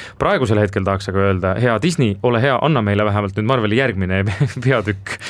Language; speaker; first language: Estonian; native; Estonian